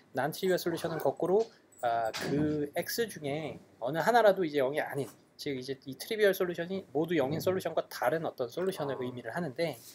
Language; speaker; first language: Korean; native; Korean